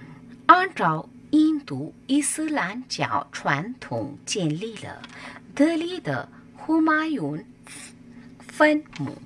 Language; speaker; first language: Chinese; non-native, learner; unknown